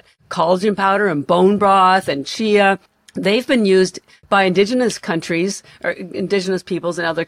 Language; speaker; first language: English; native; English